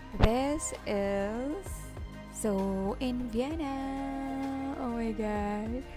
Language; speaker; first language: English; non-native, local second language; Filipino